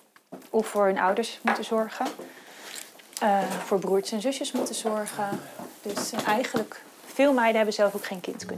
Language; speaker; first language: Dutch; native; Dutch